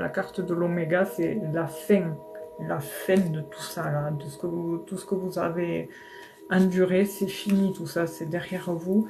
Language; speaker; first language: French; native; French